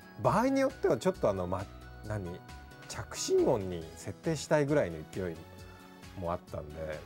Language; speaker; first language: Japanese; native; Japanese